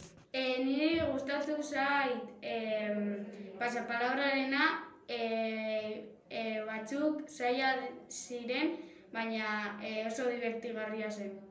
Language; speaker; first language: Basque; non-native, local second language; Spanish